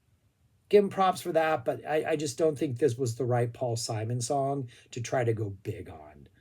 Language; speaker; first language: English; native; English